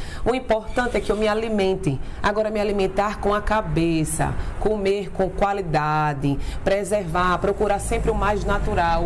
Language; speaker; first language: Portuguese; native; Portuguese